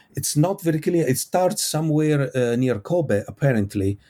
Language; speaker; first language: English; non-native, fluent; Italian